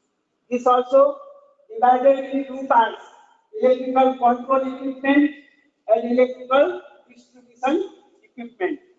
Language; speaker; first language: English; non-native, learner; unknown